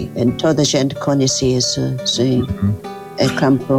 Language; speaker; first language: Portuguese; non-native, fluent; English